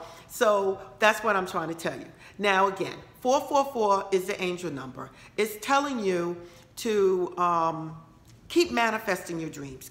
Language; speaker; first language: English; native; English